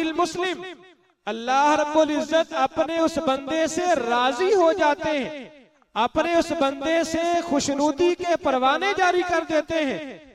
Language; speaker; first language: Urdu; non-native, local second language; Punjabi